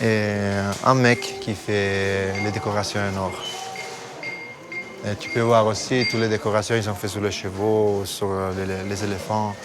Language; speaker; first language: French; non-native, fluent; Italian